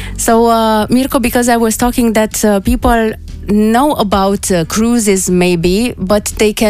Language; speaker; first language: English; non-native, fluent; Romanian